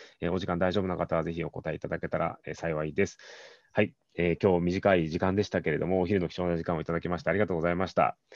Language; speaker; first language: Japanese; native; Japanese